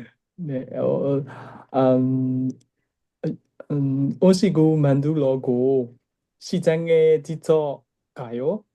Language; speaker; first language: Korean; non-native, learner; Burmese